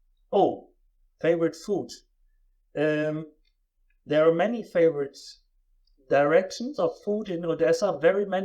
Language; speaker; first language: English; non-native, fluent; German